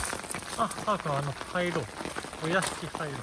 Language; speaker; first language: Japanese; native; Japanese